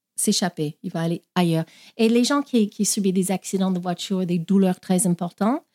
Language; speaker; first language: French; non-native, fluent; English